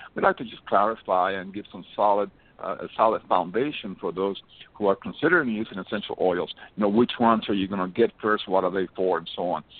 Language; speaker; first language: English; early bilingual, other home language; Spanish